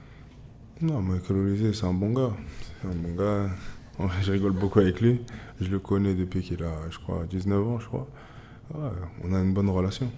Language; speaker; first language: French; native; French